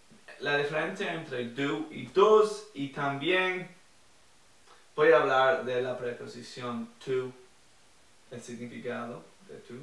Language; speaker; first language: Spanish; non-native, fluent; English